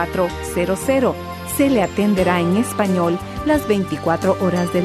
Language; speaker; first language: Spanish; native; Spanish